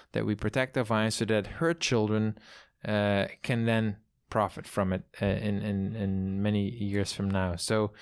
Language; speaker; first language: English; non-native, fluent; Dutch